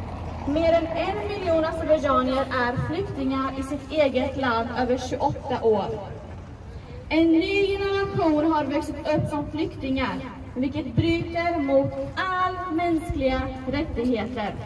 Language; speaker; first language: Swedish; non-native, fluent; Azerbaijani